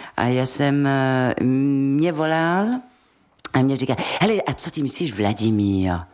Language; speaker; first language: Czech; non-native, fluent; French